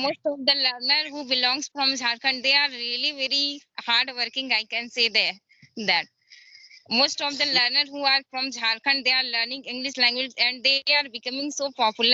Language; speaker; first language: English; non-native, learner; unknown